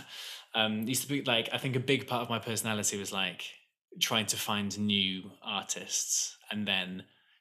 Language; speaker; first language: English; native; English